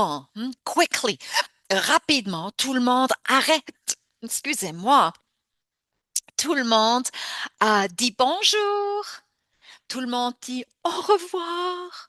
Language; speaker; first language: French; non-native, fluent; English